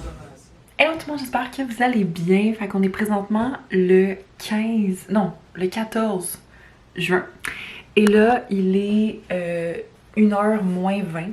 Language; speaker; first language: French; native; French